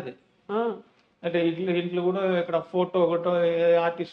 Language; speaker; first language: Telugu; non-native, learner; Tamil